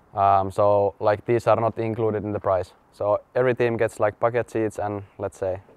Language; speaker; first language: English; non-native, fluent; Finnish